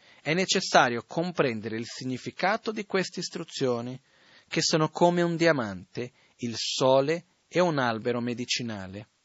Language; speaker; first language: Italian; non-native, fluent; Portuguese